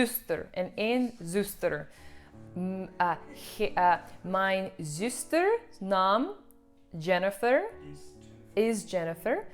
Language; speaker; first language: Dutch; non-native, learner; English